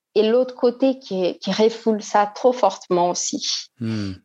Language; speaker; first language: French; non-native, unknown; Portuguese